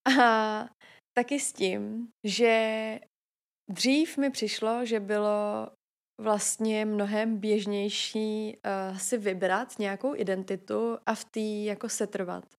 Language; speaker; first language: Czech; native; Czech